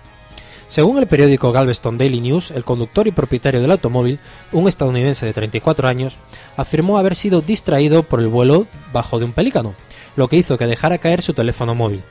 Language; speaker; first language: Spanish; native; Spanish